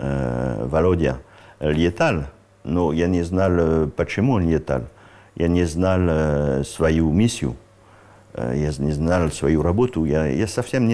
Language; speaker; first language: Russian; non-native, fluent; French